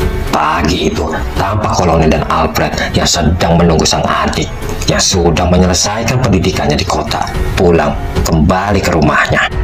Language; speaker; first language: Indonesian; native; Indonesian